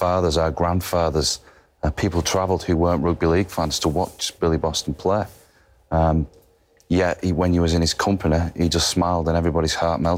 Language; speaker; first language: English; native; English